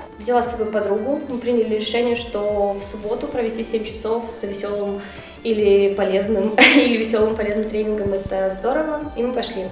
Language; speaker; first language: Russian; native; Russian